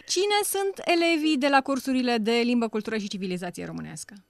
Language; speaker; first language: Romanian; native; Romanian